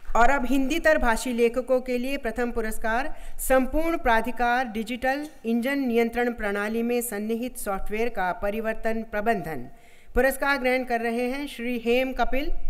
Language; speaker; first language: Hindi; native; Hindi